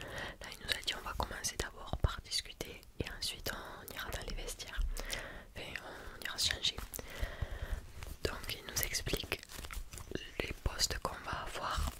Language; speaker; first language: French; native; French